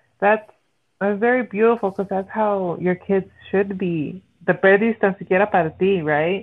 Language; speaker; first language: English; early bilingual, other home language; Spanish